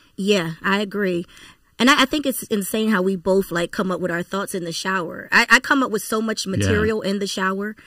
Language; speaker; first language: English; native; English